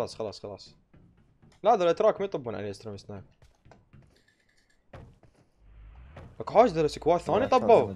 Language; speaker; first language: Arabic; native; Arabic